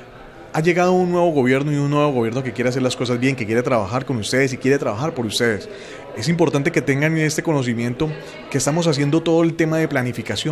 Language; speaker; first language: Spanish; native; Spanish